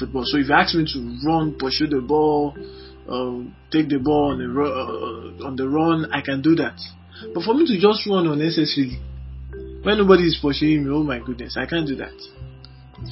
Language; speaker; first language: English; non-native, local second language; Yoruba